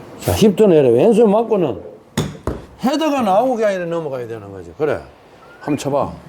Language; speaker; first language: Korean; native; Korean